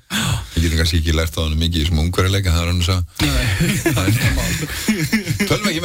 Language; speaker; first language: Icelandic; native; Icelandic